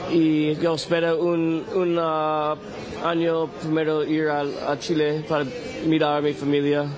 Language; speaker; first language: Spanish; non-native, learner; English